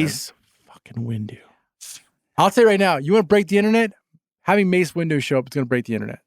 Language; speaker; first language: English; native; English